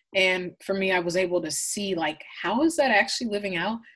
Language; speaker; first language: English; native; English